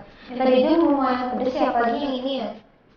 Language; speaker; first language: Indonesian; early bilingual, other home language; Japanese